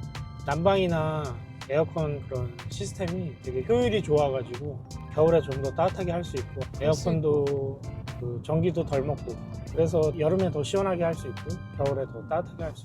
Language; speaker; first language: Korean; native; Korean